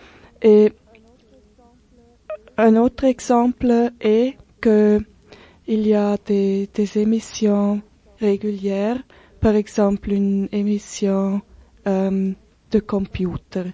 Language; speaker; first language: French; non-native, local second language; German